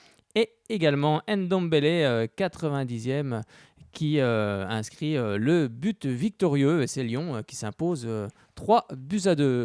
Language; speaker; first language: French; native; French